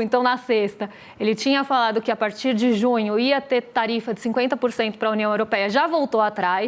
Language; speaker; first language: Portuguese; native; Portuguese